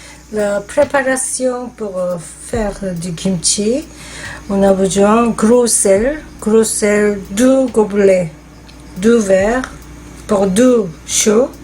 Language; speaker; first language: French; non-native, fluent; Korean